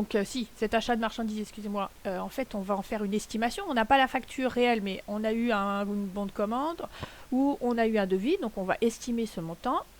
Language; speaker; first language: French; native; French